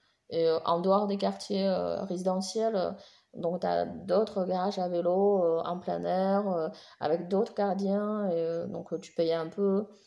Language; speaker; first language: French; non-native, fluent; Chinese